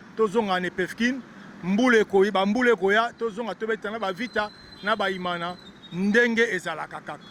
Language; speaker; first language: Lingala; native; Lingala